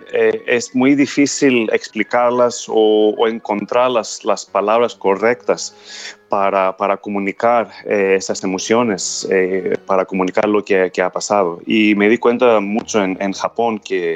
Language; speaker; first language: Spanish; non-native, fluent; Greek